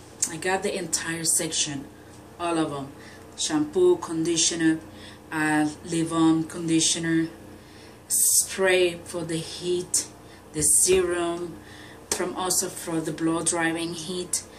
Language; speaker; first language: English; non-native, learner; Spanish